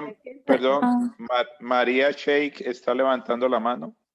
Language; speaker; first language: Spanish; native; Spanish